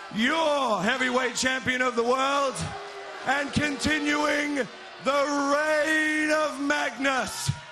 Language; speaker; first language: English; native; English